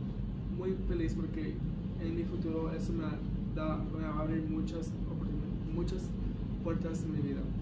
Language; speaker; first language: Spanish; early bilingual, heritage; Spanish